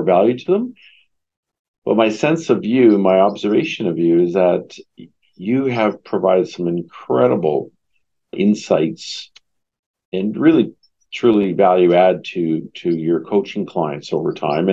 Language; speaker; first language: English; native; English